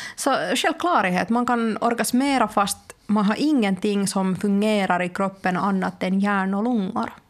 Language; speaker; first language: Swedish; native; Swedish